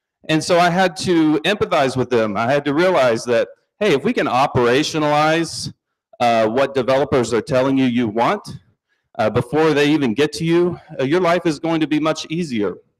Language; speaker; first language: English; native; English